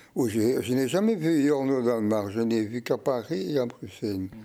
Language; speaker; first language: French; native; French